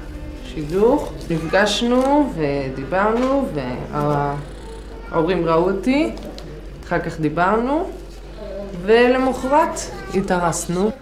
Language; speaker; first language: Hebrew; non-native, local second language; Yiddish